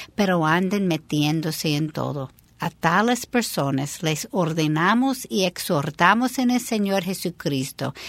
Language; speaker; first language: Spanish; non-native, fluent; English